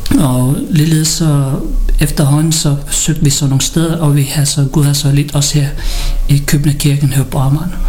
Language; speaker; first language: Danish; early bilingual, other home language; Filipino